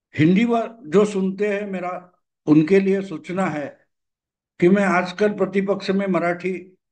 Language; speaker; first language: Hindi; non-native, local second language; Marathi